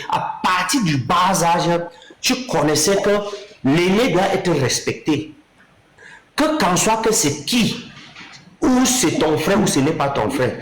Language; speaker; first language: French; non-native, local second language; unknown